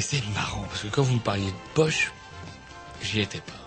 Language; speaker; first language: French; native; French